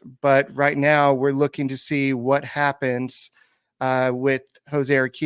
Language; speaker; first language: English; native; English